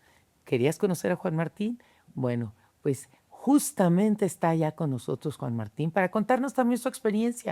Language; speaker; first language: Spanish; native; Spanish